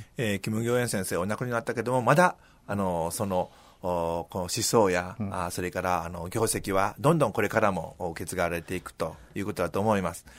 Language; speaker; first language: Japanese; native; Japanese